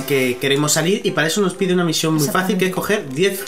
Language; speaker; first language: Spanish; native; Spanish